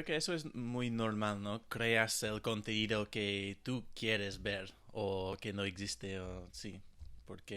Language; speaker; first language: Spanish; non-native, fluent; English